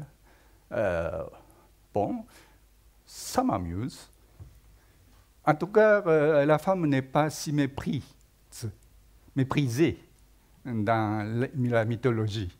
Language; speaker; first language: French; non-native, fluent; Japanese